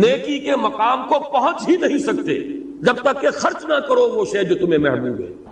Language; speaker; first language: Urdu; native; Urdu